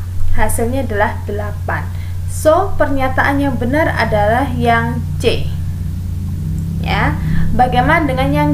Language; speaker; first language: Indonesian; native; Indonesian